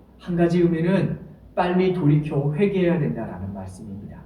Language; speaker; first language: Korean; native; Korean